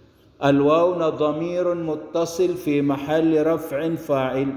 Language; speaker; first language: Arabic; non-native, fluent; Filipino